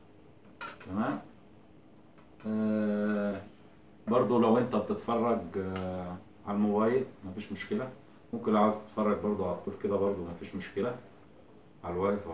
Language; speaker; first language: Arabic; native; Arabic